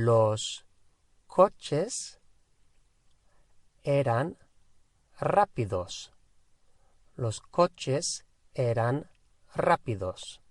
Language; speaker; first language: Spanish; non-native, fluent; English